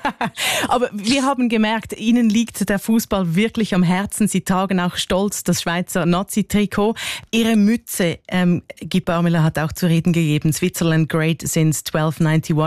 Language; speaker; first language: German; native; German